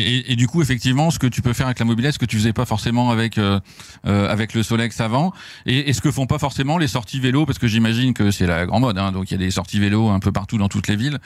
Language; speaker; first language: French; native; French